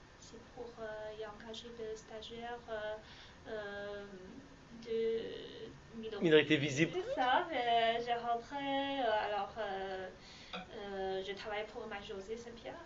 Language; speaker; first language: French; non-native, learner; Chinese